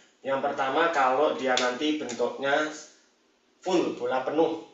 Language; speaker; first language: Indonesian; native; Indonesian